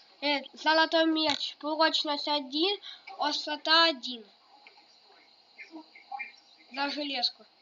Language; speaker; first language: Russian; native; Russian